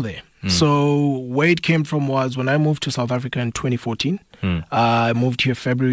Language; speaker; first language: English; non-native, local second language; North Ndebele